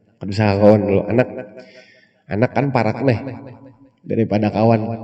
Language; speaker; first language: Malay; non-native, local second language; Banjar